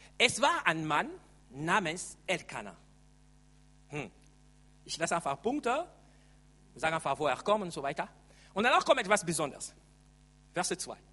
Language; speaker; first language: German; non-native, fluent; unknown